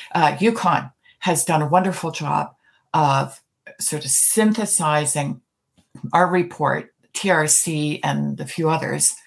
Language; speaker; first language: English; native; English